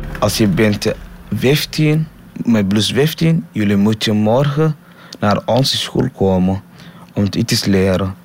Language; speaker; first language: Dutch; non-native, learner; Somali